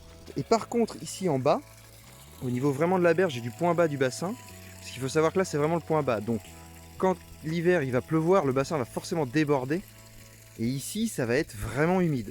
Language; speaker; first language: French; native; French